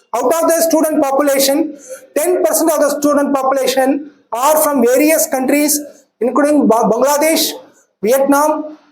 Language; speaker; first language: English; non-native, local second language; Tamil